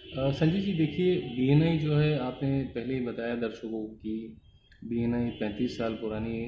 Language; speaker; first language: Hindi; non-native, local second language; Bangla